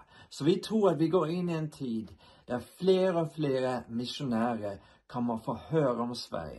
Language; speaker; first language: Swedish; non-native, fluent; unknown